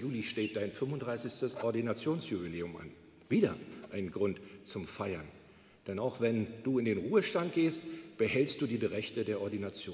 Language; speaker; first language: German; native; German